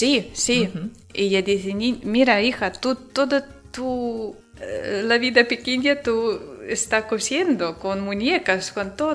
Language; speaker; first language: Spanish; non-native, learner; Ukrainian